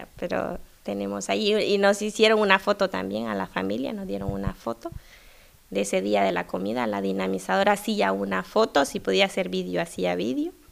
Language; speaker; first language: Spanish; native; Spanish